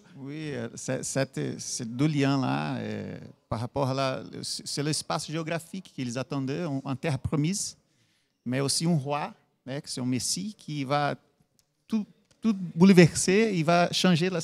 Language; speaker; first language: French; non-native, learner; Portuguese